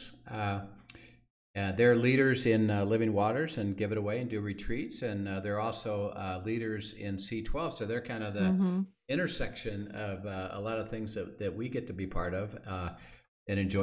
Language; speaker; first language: English; native; English